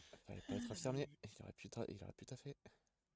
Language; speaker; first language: French; native; French